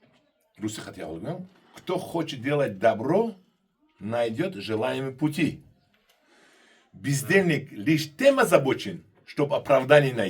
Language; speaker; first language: Russian; non-native, local second language; Tajik